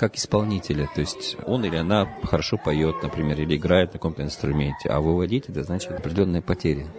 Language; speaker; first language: Russian; native; Russian